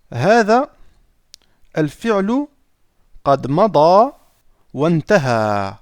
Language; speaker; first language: Arabic; non-native, fluent; French